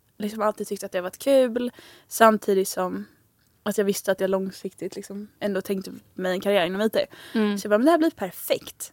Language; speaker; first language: Swedish; native; Swedish